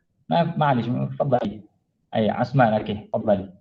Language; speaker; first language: Arabic; non-native, fluent; Malay